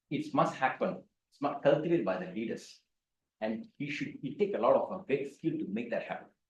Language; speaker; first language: English; non-native, local second language; Tamil